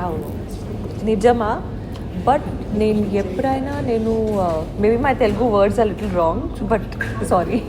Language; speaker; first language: Telugu; non-native, learner; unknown